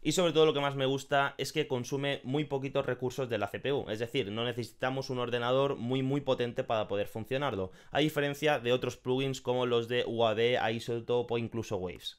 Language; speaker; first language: Spanish; native; Spanish